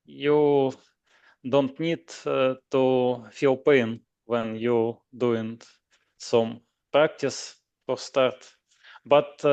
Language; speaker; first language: English; non-native, learner; Russian